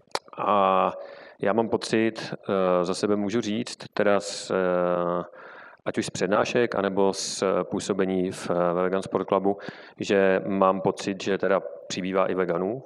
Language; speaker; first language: Czech; native; Czech